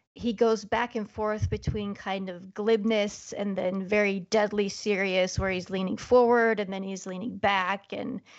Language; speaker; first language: English; native; English